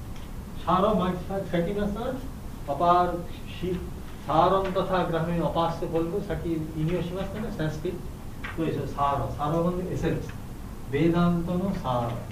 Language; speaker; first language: Japanese; non-native, learner; Bangla